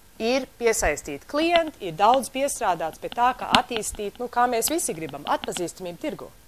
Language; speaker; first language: Latvian; early bilingual, heritage; Latvian